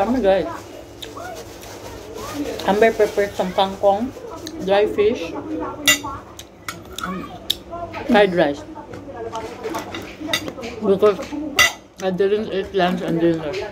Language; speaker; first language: English; non-native, local second language; Filipino